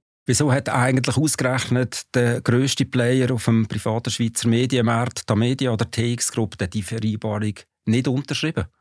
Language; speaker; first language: German; native; German